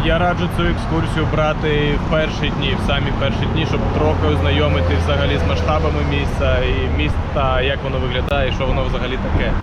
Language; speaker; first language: Ukrainian; non-native, local second language; Russian